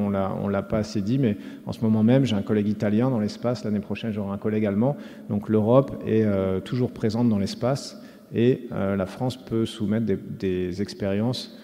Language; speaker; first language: French; native; French